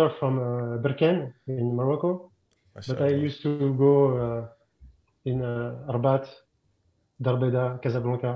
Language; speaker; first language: English; non-native, fluent; French